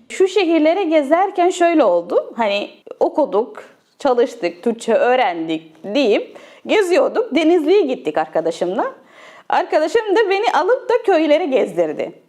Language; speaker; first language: Turkish; non-native, fluent; Arabic